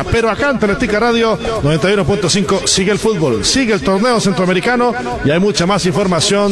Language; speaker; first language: Spanish; native; Spanish